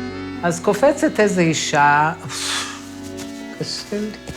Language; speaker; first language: Hebrew; early bilingual, other home language; Romany